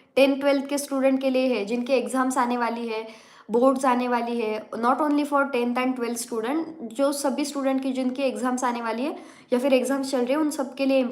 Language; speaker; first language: Hindi; non-native, local second language; Marathi